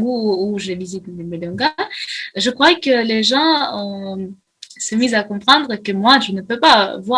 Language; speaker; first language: French; non-native, fluent; Russian